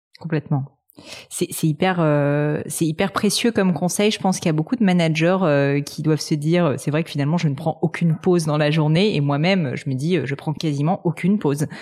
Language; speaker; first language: French; native; French